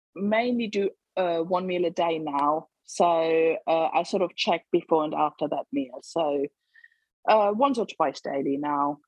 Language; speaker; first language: English; non-native, fluent; German